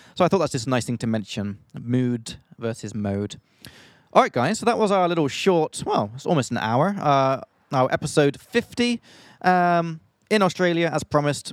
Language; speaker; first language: English; native; English